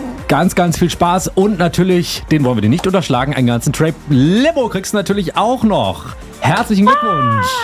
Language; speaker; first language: German; native; German